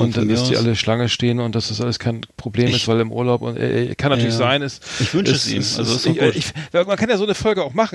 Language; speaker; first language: German; native; German